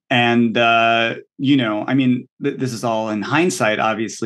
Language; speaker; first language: English; native; English